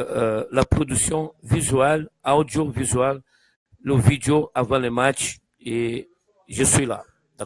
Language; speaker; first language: French; non-native, fluent; Portuguese